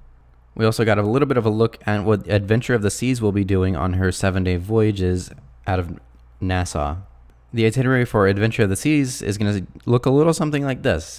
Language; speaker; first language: English; native; English